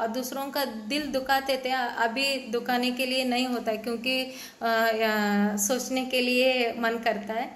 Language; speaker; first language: Hindi; non-native, local second language; Tamil